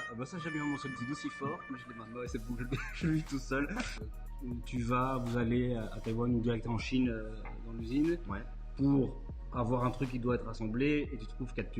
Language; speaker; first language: French; native; French